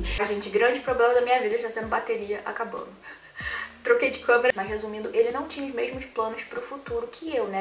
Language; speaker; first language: Portuguese; native; Portuguese